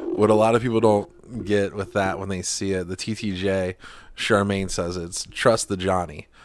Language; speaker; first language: English; native; English